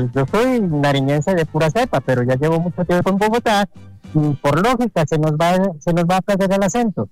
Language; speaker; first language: Spanish; native; Spanish